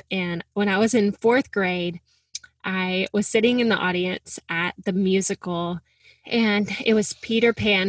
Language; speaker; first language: English; native; English